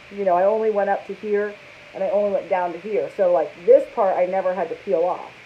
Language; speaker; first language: English; native; English